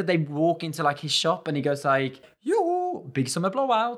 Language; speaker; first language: English; non-native, fluent; Norwegian